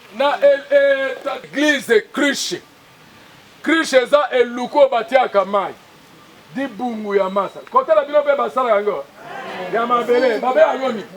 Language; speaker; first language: Lingala; non-native, local second language; Kongo